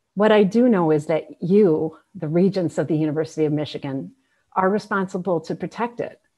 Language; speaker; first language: English; native; English